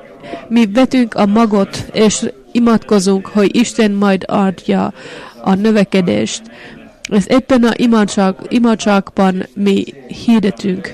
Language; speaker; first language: Hungarian; non-native, fluent; Finnish